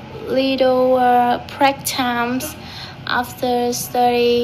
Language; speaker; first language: English; non-native, learner; Vietnamese